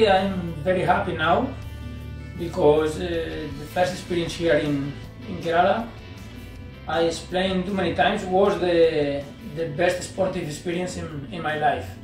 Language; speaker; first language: English; non-native, learner; Spanish